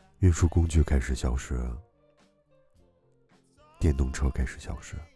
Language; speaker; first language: Chinese; native; Chinese